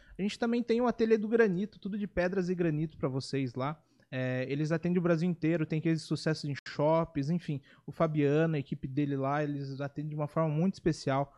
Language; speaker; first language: Portuguese; native; Portuguese